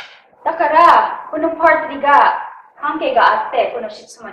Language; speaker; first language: Japanese; non-native, learner; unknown